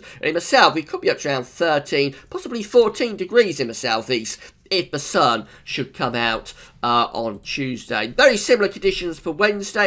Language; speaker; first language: English; native; English